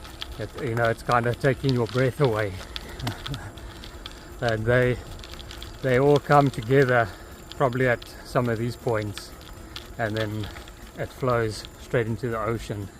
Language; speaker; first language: English; native; English